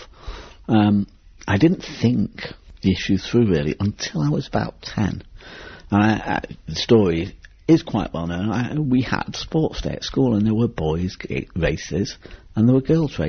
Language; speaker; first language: English; native; English